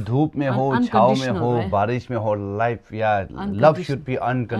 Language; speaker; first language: Hindi; non-native, local second language; Tibetan